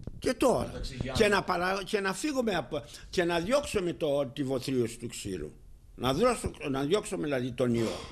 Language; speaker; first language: Greek; native; Greek